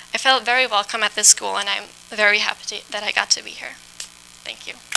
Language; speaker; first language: English; non-native, fluent; German